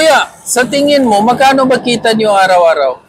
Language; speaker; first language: Filipino; non-native, learner; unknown